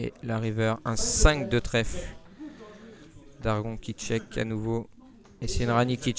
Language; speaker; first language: French; native; French